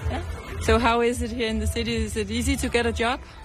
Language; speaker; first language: English; non-native, fluent; Danish